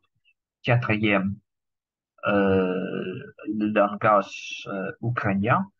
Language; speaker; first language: French; non-native, learner; Ukrainian